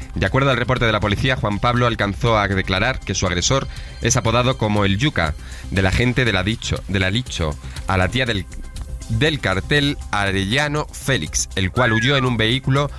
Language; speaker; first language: Spanish; native; Spanish